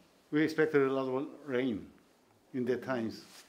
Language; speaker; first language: English; non-native, fluent; Korean